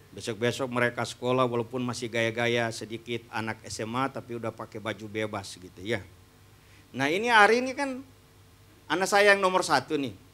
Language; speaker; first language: Indonesian; native; Indonesian